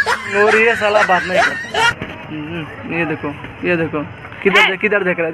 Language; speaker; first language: Hindi; non-native, local second language; Bangla